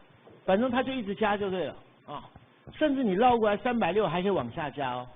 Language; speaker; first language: Chinese; native; Chinese